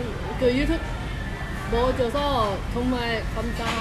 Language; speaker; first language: Korean; non-native, fluent; Vietnamese